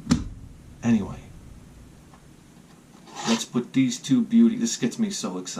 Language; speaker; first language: English; native; English